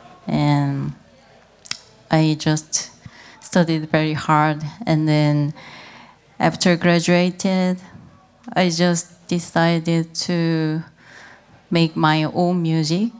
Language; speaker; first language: English; non-native, learner; Korean